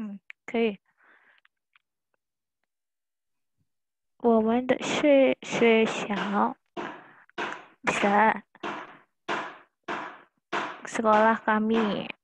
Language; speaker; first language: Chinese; non-native, learner; Indonesian